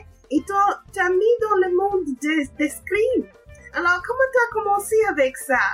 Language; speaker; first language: French; non-native, learner; English